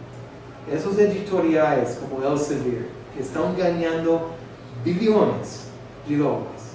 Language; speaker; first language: Portuguese; non-native, fluent; English